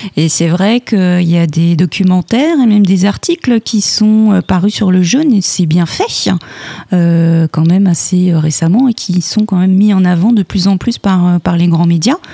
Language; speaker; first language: French; native; French